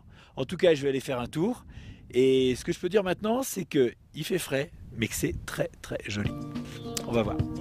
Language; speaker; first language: French; native; French